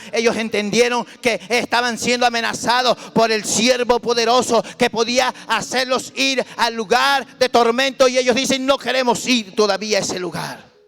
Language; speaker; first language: Spanish; native; Spanish